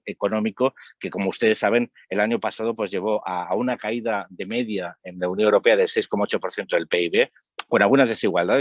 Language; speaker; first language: Spanish; native; Spanish